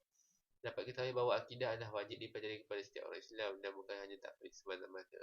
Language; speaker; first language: Malay; native; Malay